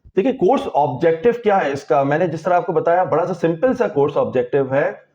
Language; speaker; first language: Urdu; native; Urdu